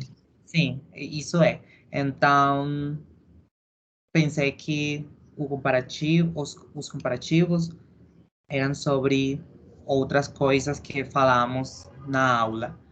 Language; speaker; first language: Portuguese; non-native, learner; Spanish